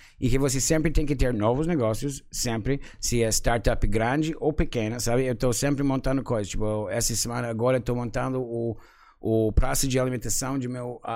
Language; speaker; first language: Portuguese; non-native, fluent; English